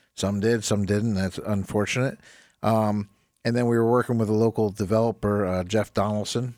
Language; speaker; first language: English; native; English